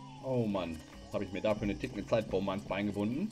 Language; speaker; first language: German; native; German